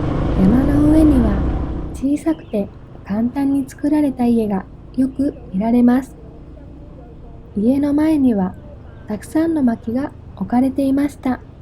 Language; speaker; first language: Japanese; non-native, fluent; Vietnamese